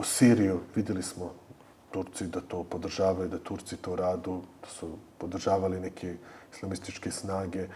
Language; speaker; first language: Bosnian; early bilingual, heritage; Bosnian